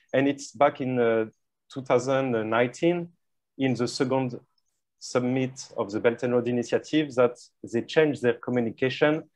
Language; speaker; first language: English; non-native, fluent; French